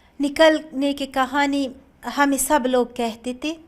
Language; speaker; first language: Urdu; non-native, learner; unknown